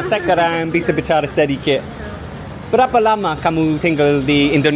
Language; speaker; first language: Indonesian; non-native, learner; English